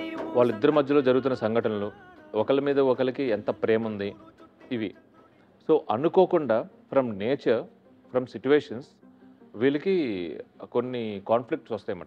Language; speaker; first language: Telugu; native; Telugu